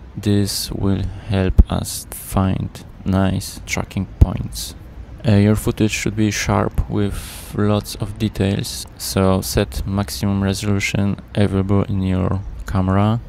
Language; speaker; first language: English; non-native, fluent; Polish